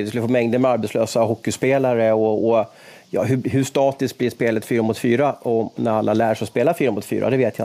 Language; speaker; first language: Swedish; native; Swedish